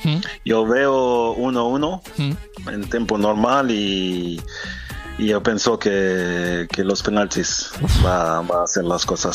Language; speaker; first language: Spanish; non-native, fluent; French